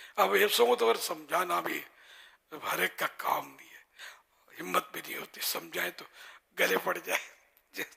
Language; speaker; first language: Urdu; non-native, local second language; Memoni